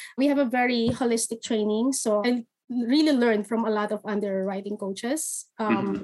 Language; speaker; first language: English; non-native, local second language; Filipino